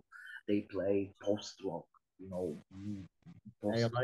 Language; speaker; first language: English; non-native, learner; Polish